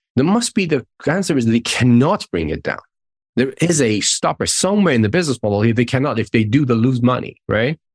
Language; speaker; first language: English; non-native, fluent; Persian